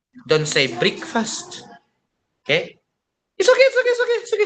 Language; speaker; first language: English; non-native, fluent; Indonesian